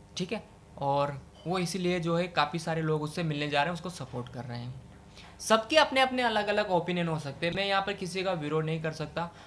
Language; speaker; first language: Hindi; native; Hindi